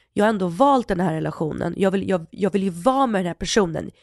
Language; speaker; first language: Swedish; early bilingual, other home language; Russian